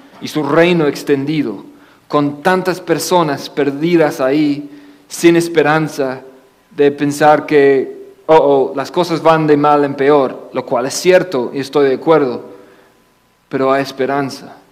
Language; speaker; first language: Spanish; non-native, fluent; English